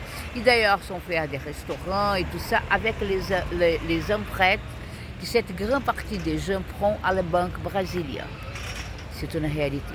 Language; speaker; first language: French; non-native, fluent; Portuguese